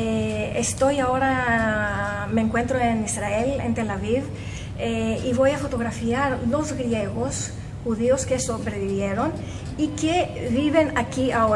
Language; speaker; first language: Spanish; non-native, fluent; Greek